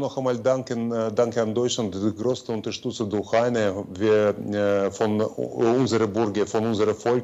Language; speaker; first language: German; non-native, fluent; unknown